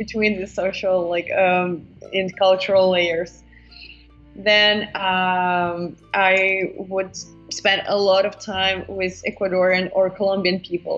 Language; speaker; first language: English; non-native, fluent; Russian